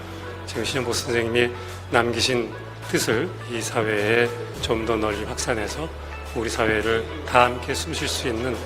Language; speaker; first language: Korean; native; Korean